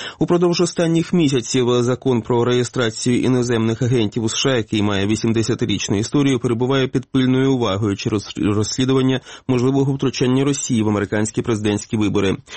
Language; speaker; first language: Ukrainian; native; Ukrainian